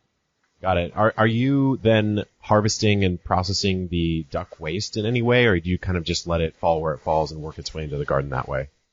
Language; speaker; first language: English; native; English